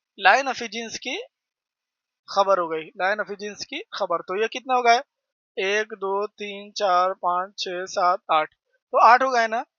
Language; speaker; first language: Urdu; native; Urdu